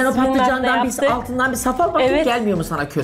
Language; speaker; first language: Turkish; native; Turkish